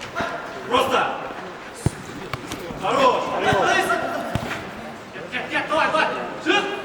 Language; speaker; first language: Russian; non-native, local second language; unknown